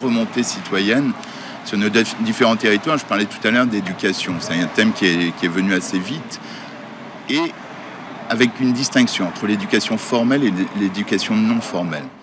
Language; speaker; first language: French; native; French